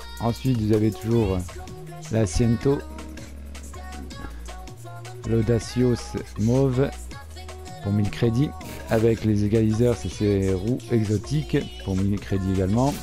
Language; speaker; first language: French; native; French